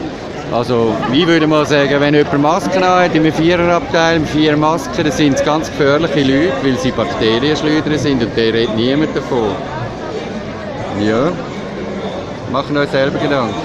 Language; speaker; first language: German; native; German